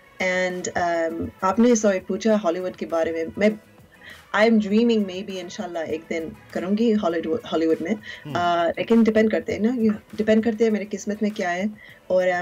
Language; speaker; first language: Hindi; early bilingual, heritage; Urdu